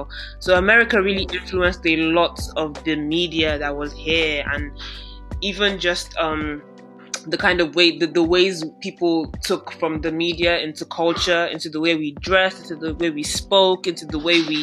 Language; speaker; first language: English; non-native, local second language; Yoruba